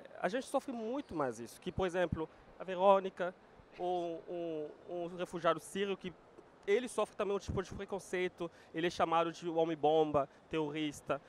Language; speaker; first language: Portuguese; non-native, fluent; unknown